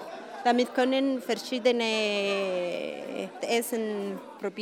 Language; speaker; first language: German; non-native, learner; Spanish